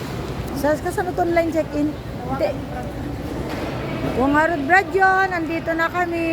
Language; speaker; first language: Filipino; non-native, local second language; Iloko